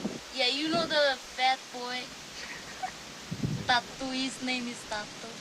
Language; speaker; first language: English; non-native, learner; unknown